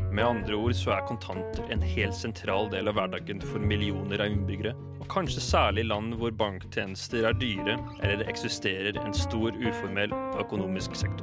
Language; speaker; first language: Norwegian; native; Norwegian